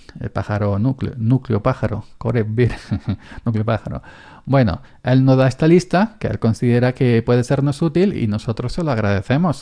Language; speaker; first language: Spanish; native; Spanish